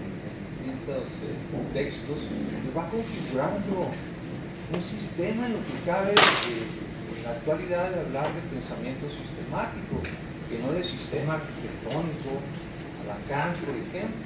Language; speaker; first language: Spanish; native; Spanish